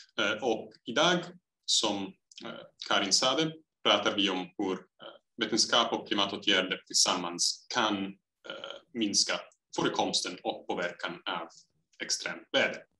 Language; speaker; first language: Swedish; non-native, fluent; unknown